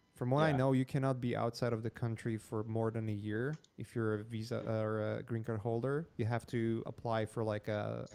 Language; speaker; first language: English; non-native, fluent; Polish